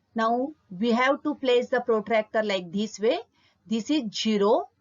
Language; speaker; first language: English; non-native, local second language; Marathi